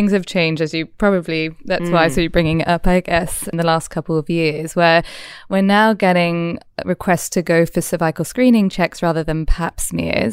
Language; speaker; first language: English; native; English